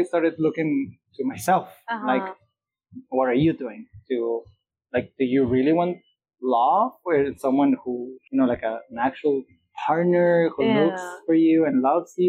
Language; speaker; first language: English; non-native, fluent; Spanish